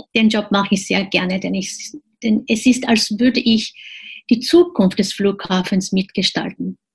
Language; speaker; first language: German; non-native, fluent; Japanese